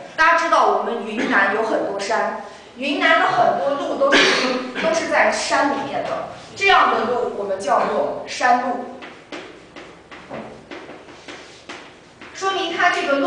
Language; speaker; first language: Chinese; native; Chinese